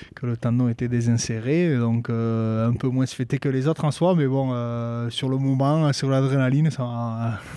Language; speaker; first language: French; native; French